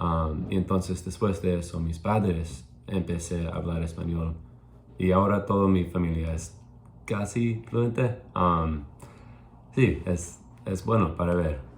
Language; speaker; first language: Spanish; non-native, learner; English